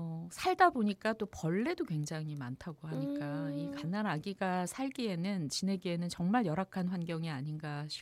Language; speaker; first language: Korean; native; Korean